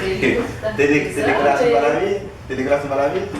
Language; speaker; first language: Spanish; non-native, learner; Haitian Creole